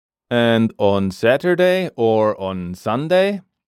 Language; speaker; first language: English; non-native, fluent; German